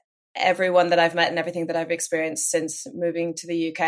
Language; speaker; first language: English; native; English